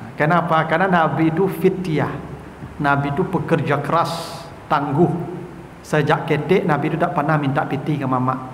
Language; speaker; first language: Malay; non-native, local second language; Minangkabau